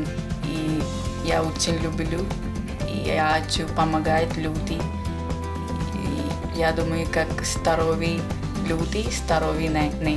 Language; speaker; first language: Russian; non-native, learner; Malayalam